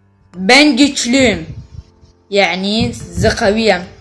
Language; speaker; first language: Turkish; non-native, learner; Pashto